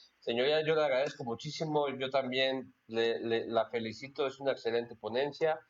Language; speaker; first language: Spanish; native; Spanish